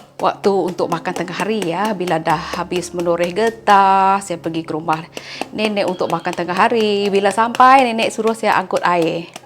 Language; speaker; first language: Malay; non-native, local second language; Iban